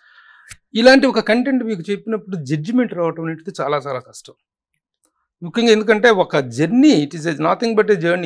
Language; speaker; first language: Telugu; native; Telugu